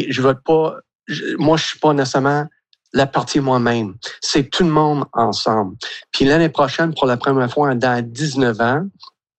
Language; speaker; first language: French; native; French